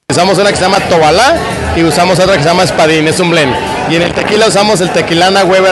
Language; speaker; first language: Spanish; native; Spanish